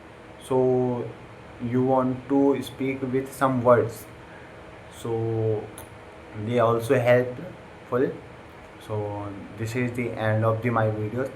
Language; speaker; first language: English; non-native, learner; Hindi